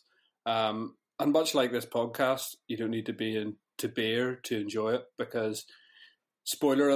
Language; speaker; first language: English; native; English